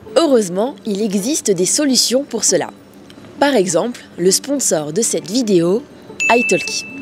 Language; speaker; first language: French; native; French